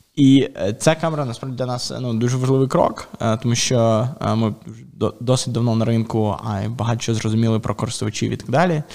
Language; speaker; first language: Ukrainian; native; Ukrainian